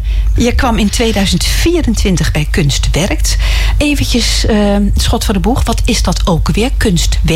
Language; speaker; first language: Dutch; native; Dutch